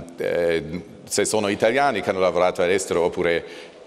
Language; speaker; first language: Italian; non-native, fluent; German